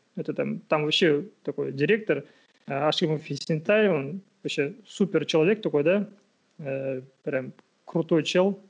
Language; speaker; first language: Russian; non-native, local second language; Kazakh